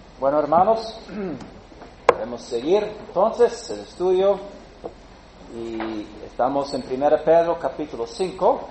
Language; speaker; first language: Spanish; non-native, fluent; English